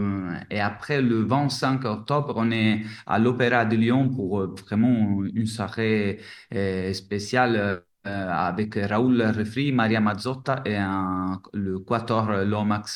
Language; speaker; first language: French; non-native, fluent; Italian